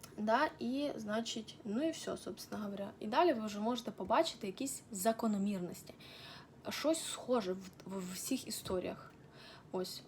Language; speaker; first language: Ukrainian; non-native, local second language; Russian